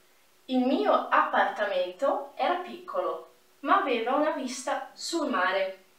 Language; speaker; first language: Italian; non-native, fluent; Portuguese